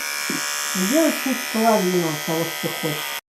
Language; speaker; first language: Russian; native; Russian